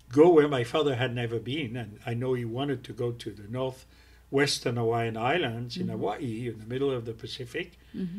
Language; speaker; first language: English; non-native, fluent; French